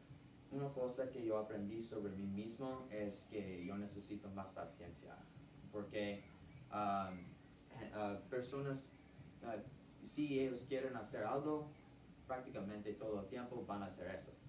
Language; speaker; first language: Spanish; non-native, learner; English